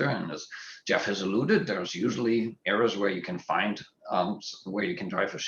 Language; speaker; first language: English; non-native, fluent; German